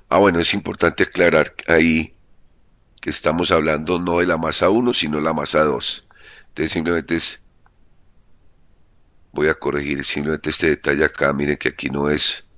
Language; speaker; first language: Spanish; native; Spanish